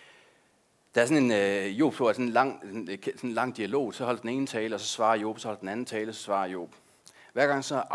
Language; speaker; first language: Danish; native; Danish